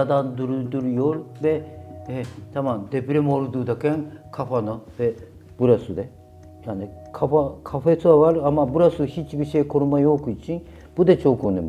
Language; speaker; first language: Turkish; non-native, fluent; Japanese